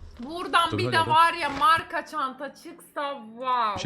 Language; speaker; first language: Turkish; native; Turkish